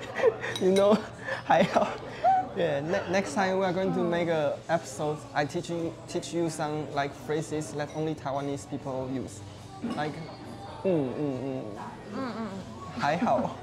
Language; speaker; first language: English; non-native, learner; Chinese